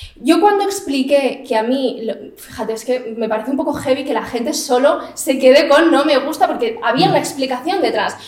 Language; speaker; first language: Spanish; early bilingual, other home language; Arabic